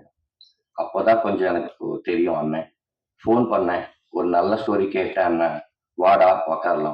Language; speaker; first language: Tamil; non-native, learner; Telugu